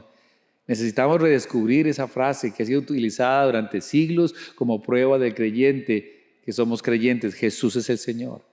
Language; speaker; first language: Spanish; native; Spanish